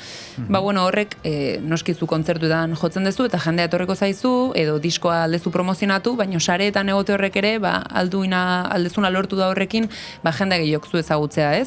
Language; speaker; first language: Basque; native; Basque